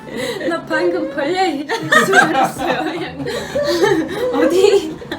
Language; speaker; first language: Korean; non-native, learner; Polish